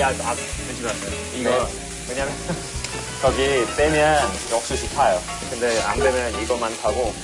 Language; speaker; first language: Korean; non-native, fluent; English